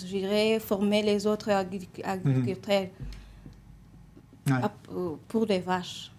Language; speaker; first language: French; non-native, learner; Kinyarwanda